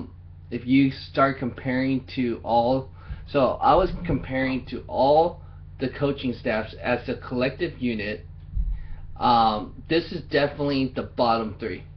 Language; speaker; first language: English; native; English